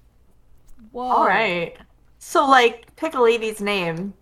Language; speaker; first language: English; native; English